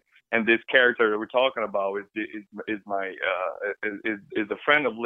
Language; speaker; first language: English; non-native, fluent; Portuguese